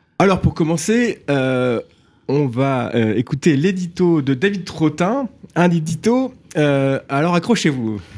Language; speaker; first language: French; native; French